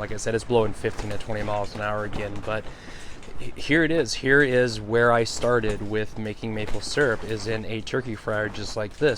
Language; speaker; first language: English; native; English